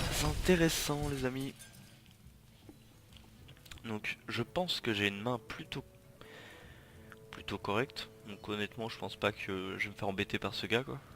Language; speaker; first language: French; native; French